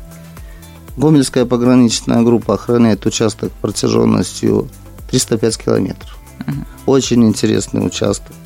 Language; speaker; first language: Russian; native; Russian